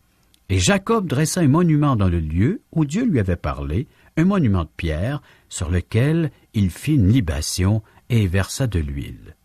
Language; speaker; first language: French; native; French